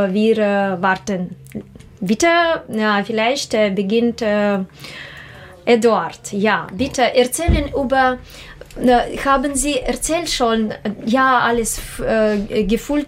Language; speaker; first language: German; non-native, learner; Russian